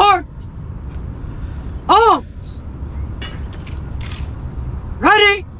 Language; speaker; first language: English; native; English